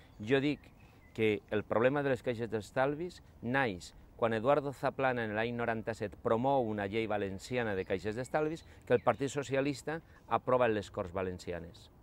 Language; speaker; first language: Catalan; non-native, local second language; Spanish